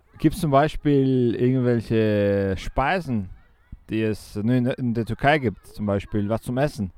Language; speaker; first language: German; non-native, fluent; Romanian